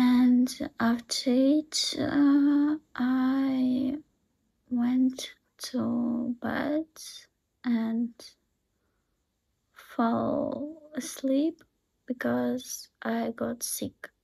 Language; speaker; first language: English; non-native, learner; Russian